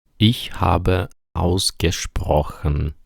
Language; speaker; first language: German; non-native, fluent; Ukrainian